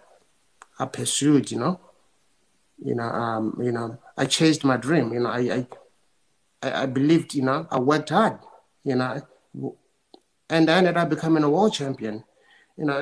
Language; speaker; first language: English; non-native, local second language; Venda